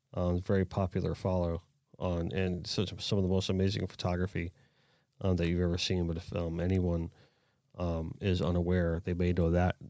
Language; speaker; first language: English; native; English